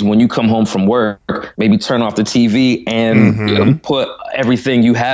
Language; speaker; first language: English; native; English